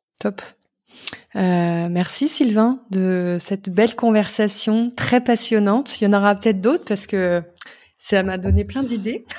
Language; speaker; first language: French; native; French